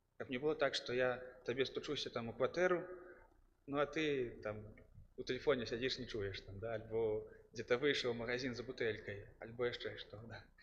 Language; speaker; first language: Belarusian; native; Belarusian